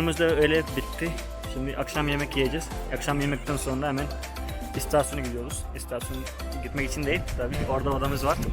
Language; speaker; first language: Turkish; non-native, fluent; Hindi